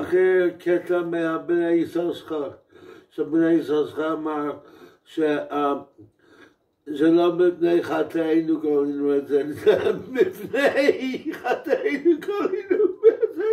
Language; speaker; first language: Hebrew; non-native, fluent; English